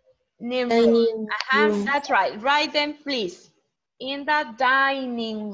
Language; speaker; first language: English; non-native, fluent; Spanish